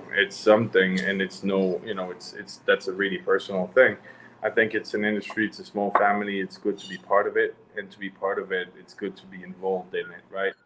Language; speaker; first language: English; non-native, fluent; French